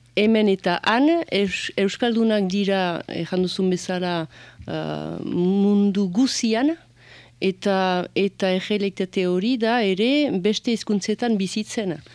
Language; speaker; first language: Basque; early bilingual, heritage; Basque